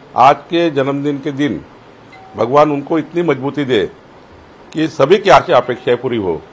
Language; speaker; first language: Hindi; non-native, local second language; Marathi